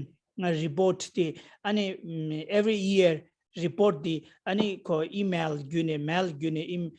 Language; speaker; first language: English; non-native, learner; Tibetan